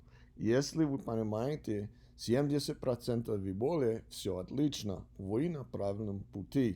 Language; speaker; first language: Russian; non-native, learner; English